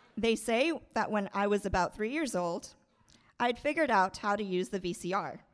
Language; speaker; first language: English; non-native, local second language; Bangla